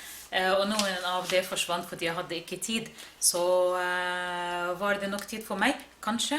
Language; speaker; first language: Norwegian; non-native, fluent; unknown